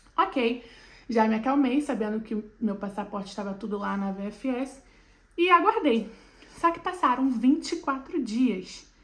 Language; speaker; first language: Portuguese; native; Portuguese